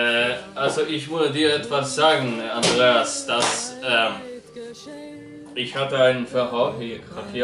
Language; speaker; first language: German; non-native, learner; Polish